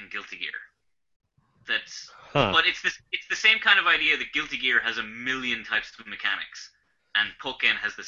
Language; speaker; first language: English; native; English